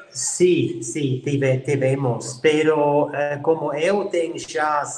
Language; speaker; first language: Portuguese; non-native, fluent; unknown